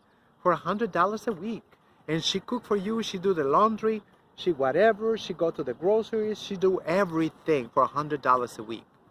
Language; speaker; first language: English; non-native, fluent; Spanish